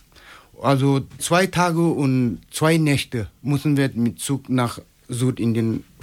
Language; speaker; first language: German; non-native, learner; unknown